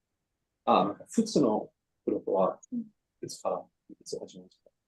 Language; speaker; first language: Japanese; non-native, learner; English